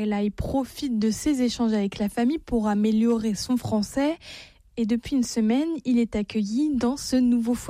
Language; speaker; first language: French; native; French